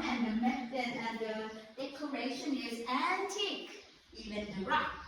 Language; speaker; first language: English; non-native, learner; Thai